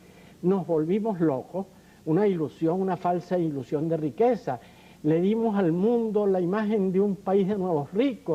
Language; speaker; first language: Spanish; native; Spanish